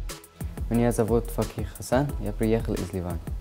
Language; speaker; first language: Russian; non-native, learner; Arabic